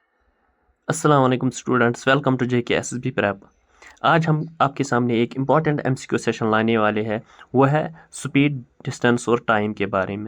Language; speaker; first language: Hindi; non-native, local second language; Kashmiri